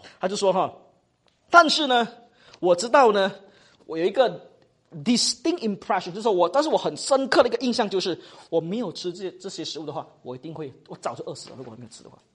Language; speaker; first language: Chinese; native; Chinese